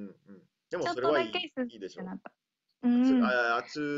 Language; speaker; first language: Japanese; non-native, learner; Italian